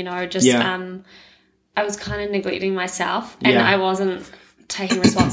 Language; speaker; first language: English; native; English